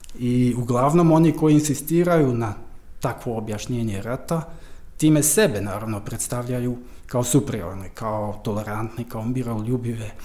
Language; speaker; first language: Croatian; non-native, fluent; Dutch